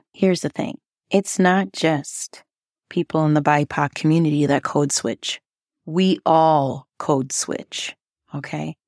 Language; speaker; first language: English; early bilingual, other home language; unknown